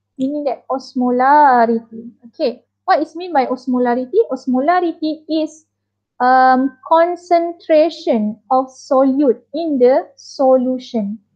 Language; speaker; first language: English; non-native, local second language; Malay